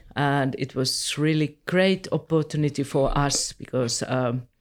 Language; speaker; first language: English; non-native, fluent; Finnish